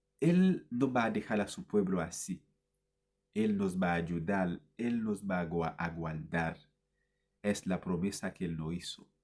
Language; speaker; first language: Spanish; non-native, fluent; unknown